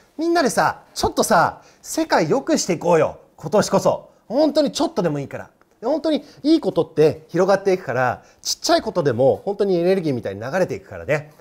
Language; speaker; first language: Japanese; non-native, fluent; English